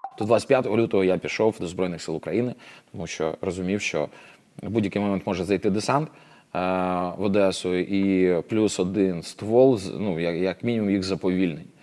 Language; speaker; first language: Ukrainian; non-native, local second language; Russian